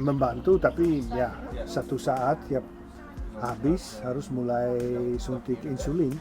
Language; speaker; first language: Indonesian; non-native, fluent; Dutch